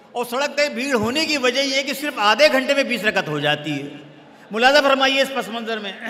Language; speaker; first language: Urdu; native; Urdu